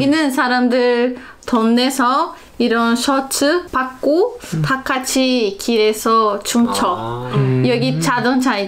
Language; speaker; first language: Korean; non-native, learner; Portuguese